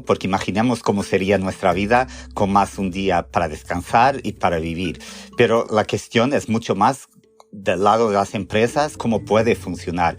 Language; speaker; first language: Spanish; non-native, fluent; Portuguese